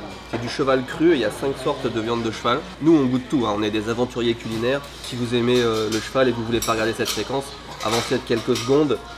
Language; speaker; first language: French; native; French